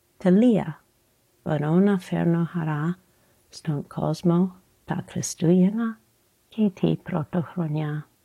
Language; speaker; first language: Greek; non-native, learner; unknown